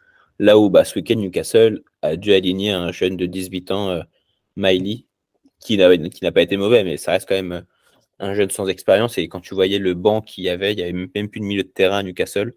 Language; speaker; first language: French; native; French